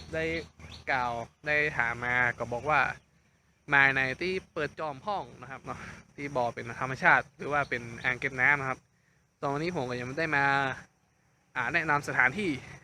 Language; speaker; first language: Thai; native; Thai